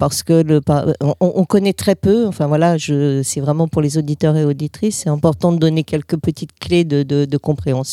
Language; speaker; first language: French; native; French